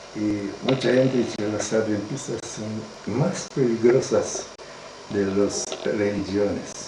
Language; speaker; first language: Spanish; non-native, learner; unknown